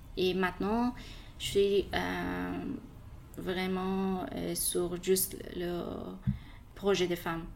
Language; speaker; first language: French; non-native, learner; Persian